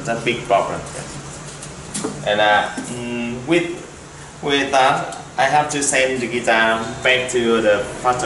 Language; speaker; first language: English; non-native, learner; Vietnamese